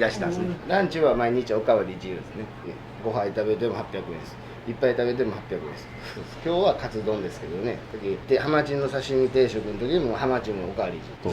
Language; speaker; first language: Japanese; native; Japanese